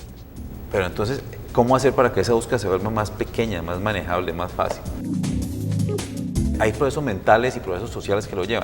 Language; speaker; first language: Spanish; native; Spanish